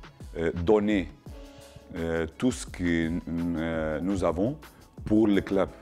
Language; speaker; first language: French; non-native, learner; Portuguese